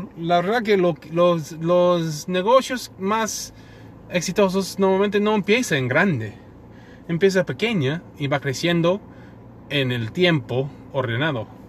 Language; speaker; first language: Spanish; non-native, fluent; English